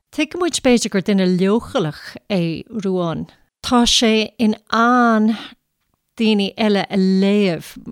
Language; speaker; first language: Irish; native; Irish